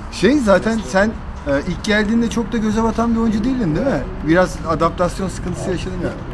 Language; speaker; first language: Turkish; native; Turkish